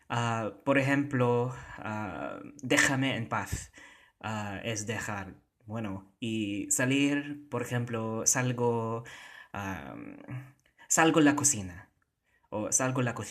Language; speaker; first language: Spanish; non-native, fluent; Cebuano